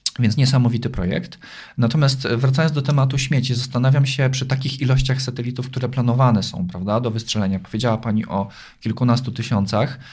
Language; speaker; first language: Polish; native; Polish